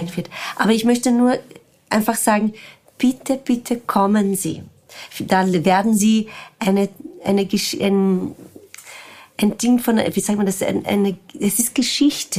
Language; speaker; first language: German; non-native, fluent; Portuguese